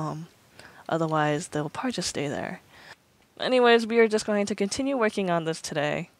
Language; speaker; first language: English; native; English